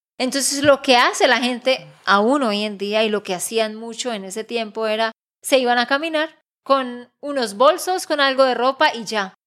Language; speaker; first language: Spanish; native; Spanish